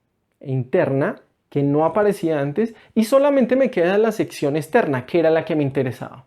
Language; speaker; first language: Spanish; native; Spanish